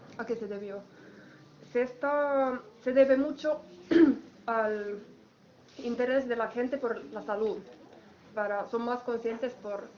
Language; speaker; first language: Spanish; non-native, fluent; Finnish